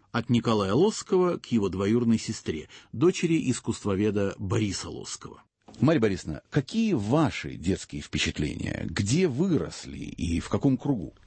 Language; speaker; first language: Russian; native; Russian